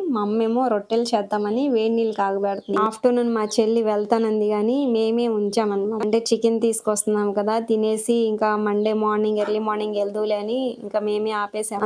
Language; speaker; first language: Telugu; non-native, local second language; Lambadi